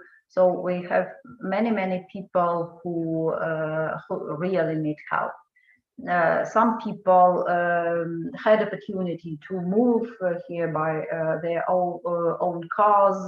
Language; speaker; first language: English; non-native, fluent; Ukrainian